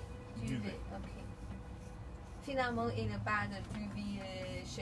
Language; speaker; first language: French; non-native, learner; Chinese